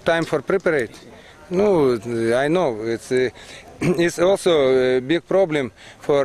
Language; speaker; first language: English; non-native, learner; Ukrainian